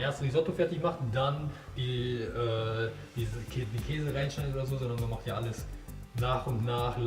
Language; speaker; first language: German; early bilingual, other home language; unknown